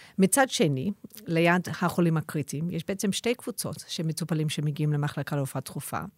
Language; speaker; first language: Hebrew; non-native, fluent; English